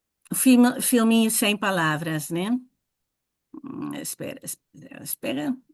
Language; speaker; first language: Portuguese; non-native, fluent; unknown